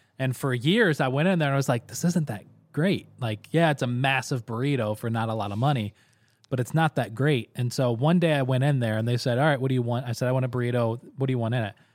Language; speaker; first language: English; native; English